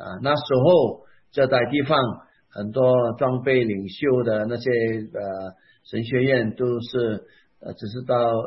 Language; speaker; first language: Chinese; non-native, local second language; Hakka Chinese